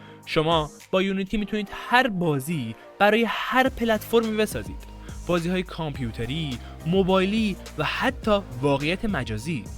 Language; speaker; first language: Persian; native; Persian